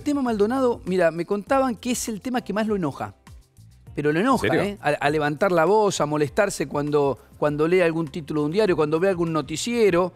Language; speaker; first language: Spanish; native; Spanish